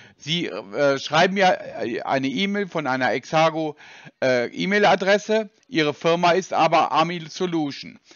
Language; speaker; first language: German; native; German